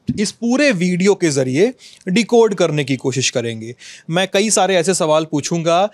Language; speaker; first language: Hindi; native; Hindi